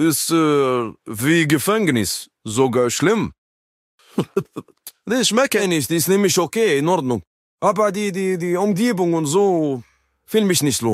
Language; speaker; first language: German; non-native, learner; French